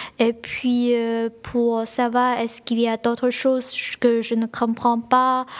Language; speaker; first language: French; non-native, learner; Chinese